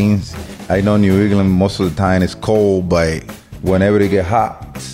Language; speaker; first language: English; non-native, fluent; Spanish